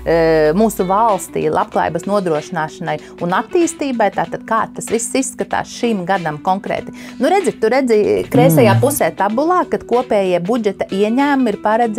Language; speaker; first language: Latvian; native; Latvian